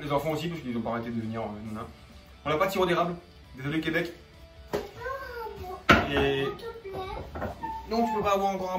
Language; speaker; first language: French; native; French